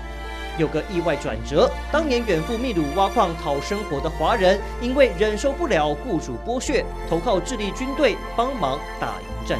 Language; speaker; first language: Chinese; native; Chinese